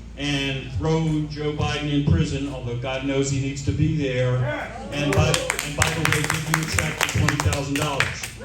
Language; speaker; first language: English; native; English